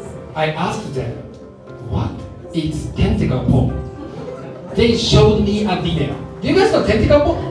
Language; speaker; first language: English; non-native, fluent; Japanese